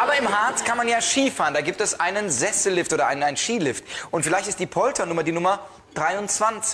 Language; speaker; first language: German; native; German